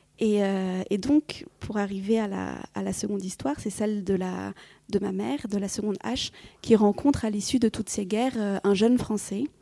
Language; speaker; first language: French; early bilingual, other home language; Vietnamese